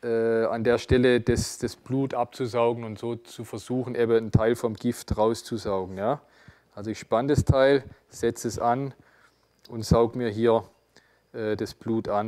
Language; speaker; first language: German; native; German